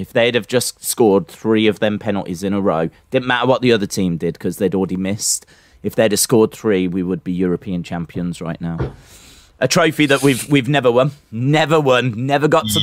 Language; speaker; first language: English; native; English